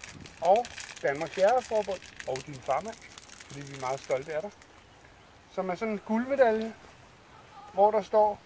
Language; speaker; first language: Danish; native; Danish